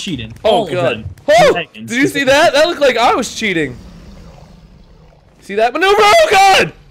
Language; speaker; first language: English; native; English